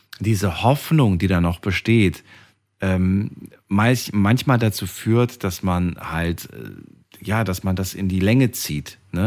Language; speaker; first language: German; native; German